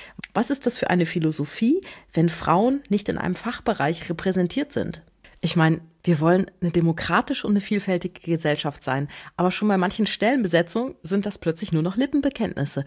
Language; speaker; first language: German; native; German